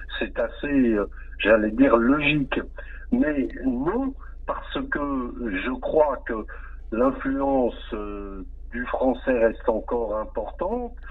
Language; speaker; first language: French; native; French